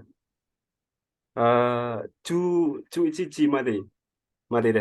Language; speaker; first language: Japanese; non-native, learner; Indonesian